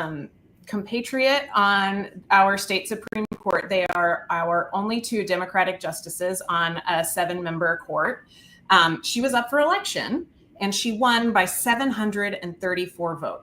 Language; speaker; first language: English; native; English